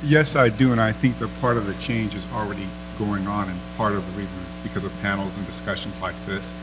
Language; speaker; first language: English; native; English